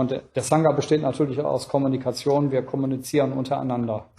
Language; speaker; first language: German; native; German